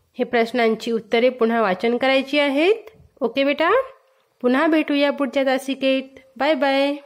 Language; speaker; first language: Marathi; non-native, local second language; Hindi